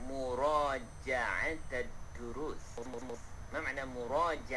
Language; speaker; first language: Arabic; non-native, fluent; Malay